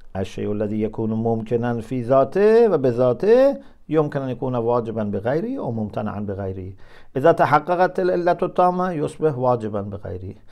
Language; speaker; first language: Arabic; non-native, fluent; Persian